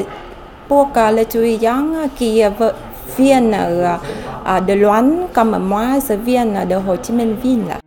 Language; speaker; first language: French; non-native, learner; Vietnamese